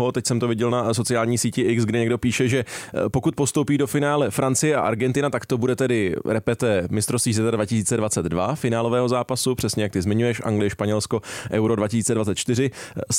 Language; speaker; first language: Czech; native; Czech